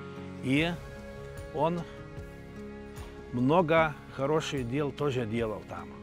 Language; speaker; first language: Russian; non-native, local second language; Lithuanian